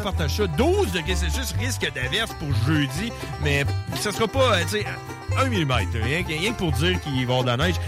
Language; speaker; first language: French; native; French